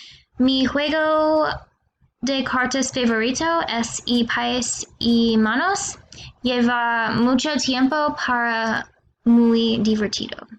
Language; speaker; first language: Spanish; non-native, learner; English